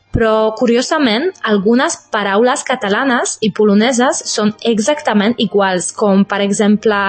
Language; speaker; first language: Catalan; non-native, fluent; Polish